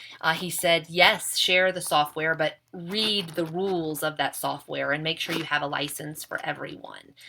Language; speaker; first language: English; native; English